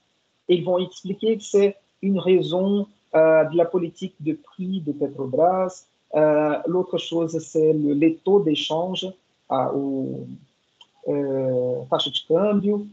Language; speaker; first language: French; non-native, fluent; Portuguese